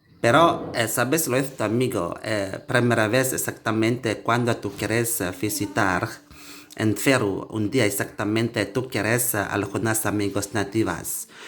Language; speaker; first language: Spanish; non-native, learner; Indonesian